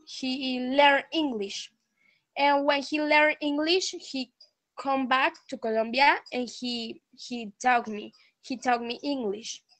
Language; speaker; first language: English; non-native, learner; Spanish